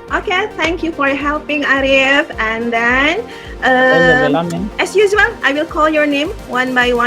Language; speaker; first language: English; non-native, fluent; Indonesian